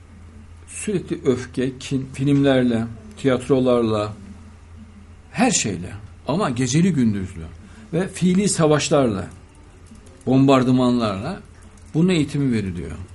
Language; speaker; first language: Turkish; native; Turkish